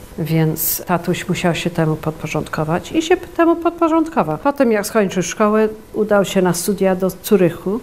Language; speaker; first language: Polish; early bilingual, heritage; Polish